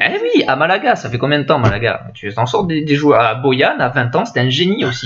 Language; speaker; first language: French; native; French